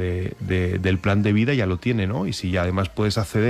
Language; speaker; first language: Spanish; native; Spanish